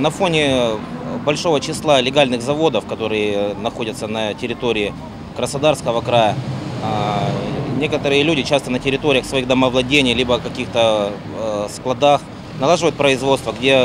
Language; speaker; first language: Russian; native; Russian